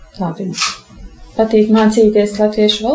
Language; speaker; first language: Latvian; non-native, local second language; Russian